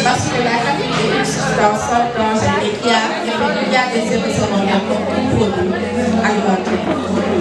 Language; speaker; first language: French; non-native, learner; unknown